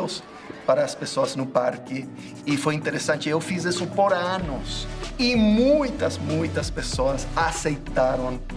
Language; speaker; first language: Portuguese; non-native, fluent; English